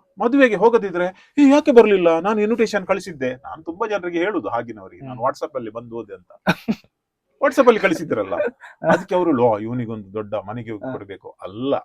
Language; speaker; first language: Kannada; non-native, local second language; Konkani